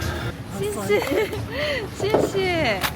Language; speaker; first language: Chinese; non-native, learner; Japanese